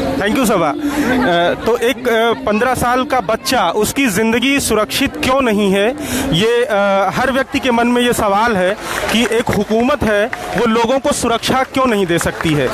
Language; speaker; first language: Hindi; native; Hindi